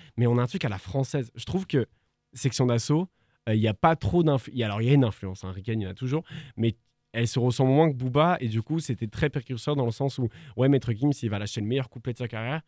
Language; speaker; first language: French; native; French